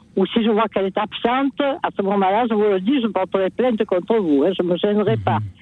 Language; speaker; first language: French; native; French